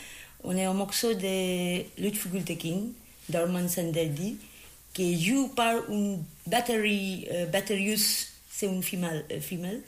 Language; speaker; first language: French; non-native, learner; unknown